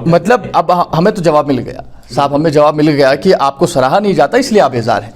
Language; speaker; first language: Urdu; non-native, local second language; Kashmiri